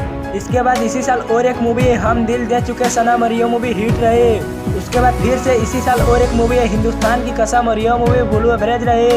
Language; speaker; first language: Hindi; non-native, local second language; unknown